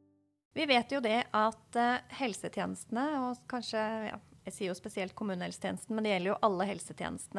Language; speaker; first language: Norwegian; native; Norwegian